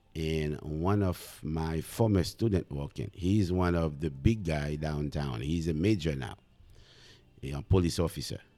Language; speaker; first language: English; non-native, fluent; Haitian Creole